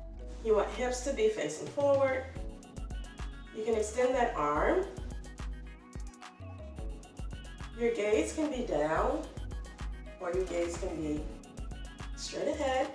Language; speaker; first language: English; native; English